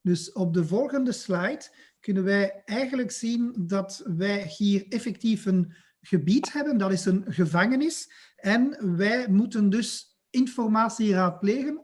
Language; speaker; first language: Dutch; non-native, local second language; French